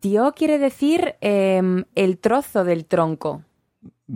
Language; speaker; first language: Spanish; non-native, local second language; Catalan